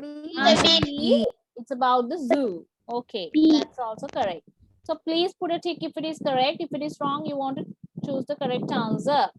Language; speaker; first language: English; non-native, local second language; Sinhala